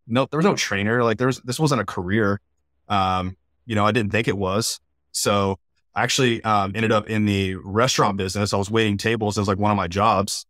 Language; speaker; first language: English; native; English